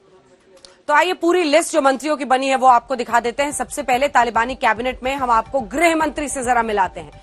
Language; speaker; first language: Hindi; native; Hindi